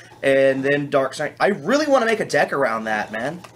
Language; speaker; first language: English; native; English